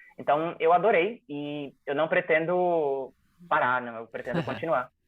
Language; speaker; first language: Portuguese; native; Portuguese